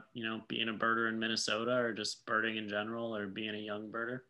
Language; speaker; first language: English; native; English